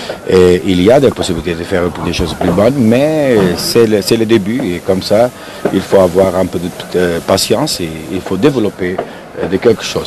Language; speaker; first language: French; non-native, fluent; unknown